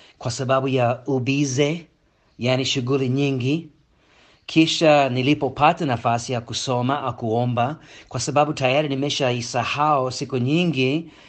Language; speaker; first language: Swahili; non-native, fluent; English